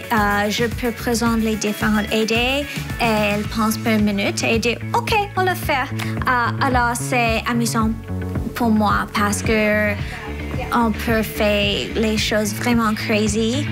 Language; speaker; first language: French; non-native, learner; English